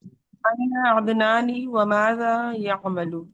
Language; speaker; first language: Arabic; non-native, learner; Urdu